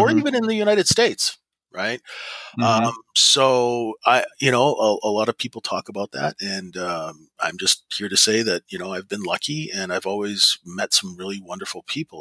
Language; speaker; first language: English; native; English